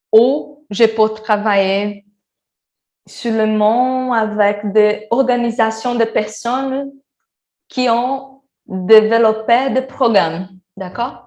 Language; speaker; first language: French; non-native, learner; Portuguese